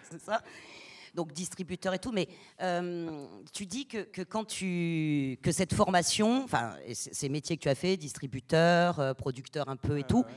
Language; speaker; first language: French; native; French